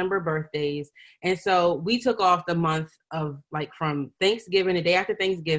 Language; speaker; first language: English; native; English